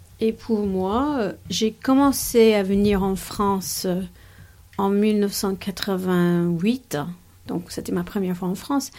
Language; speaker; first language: French; non-native, fluent; English